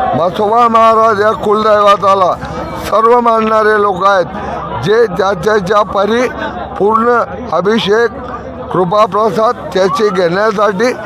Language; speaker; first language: Marathi; native; Marathi